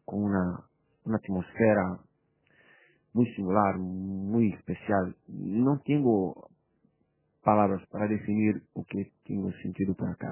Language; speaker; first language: Spanish; non-native, fluent; Portuguese